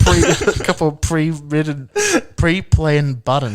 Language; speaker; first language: English; native; English